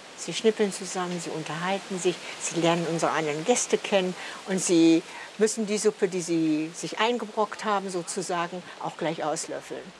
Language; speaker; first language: German; native; German